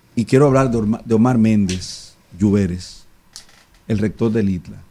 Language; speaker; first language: Spanish; native; Spanish